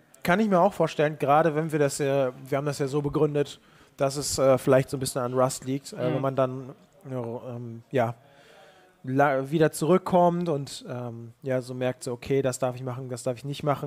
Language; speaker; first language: German; native; German